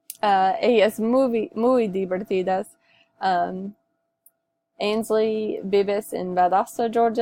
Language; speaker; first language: Spanish; non-native, learner; English